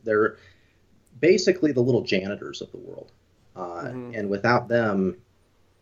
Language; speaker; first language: English; native; English